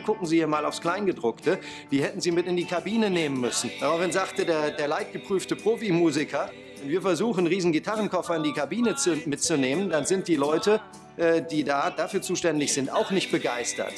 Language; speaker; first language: German; native; German